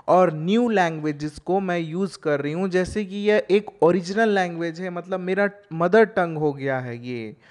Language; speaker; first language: Hindi; native; Hindi